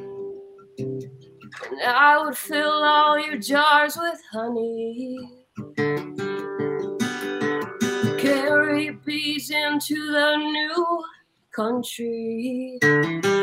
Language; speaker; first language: English; native; English